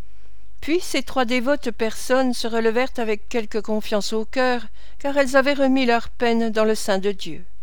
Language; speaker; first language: French; native; French